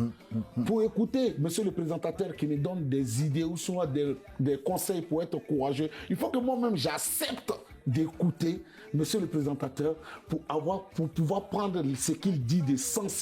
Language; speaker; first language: French; non-native, local second language; Bambara